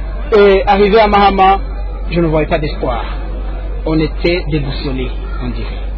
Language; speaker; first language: French; non-native, local second language; Rundi